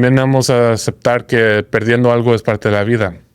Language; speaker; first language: Spanish; early bilingual, heritage; Spanish